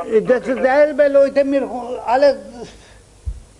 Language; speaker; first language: German; non-native, learner; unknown